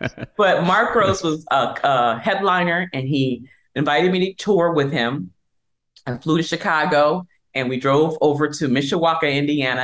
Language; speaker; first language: English; native; English